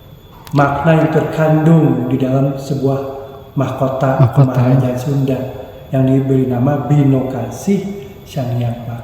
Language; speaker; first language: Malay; non-native, local second language; Sundanese